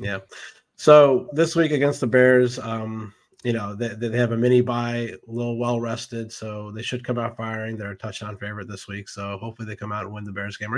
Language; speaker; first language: English; native; English